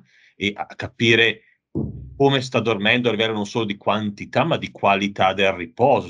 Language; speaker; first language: Italian; native; Italian